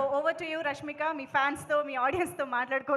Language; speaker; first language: Telugu; native; Telugu